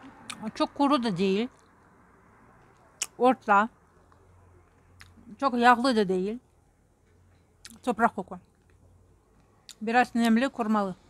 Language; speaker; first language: Turkish; non-native, learner; Russian